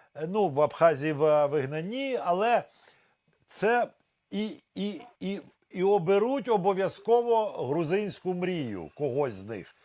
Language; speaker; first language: Ukrainian; native; Ukrainian